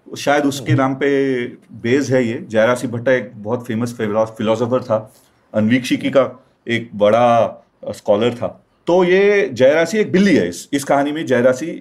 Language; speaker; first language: Hindi; non-native, local second language; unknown